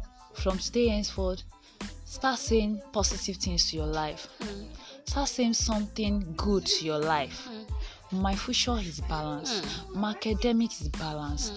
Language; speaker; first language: English; non-native, local second language; Yoruba